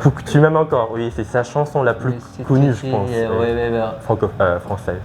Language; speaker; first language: French; non-native, learner; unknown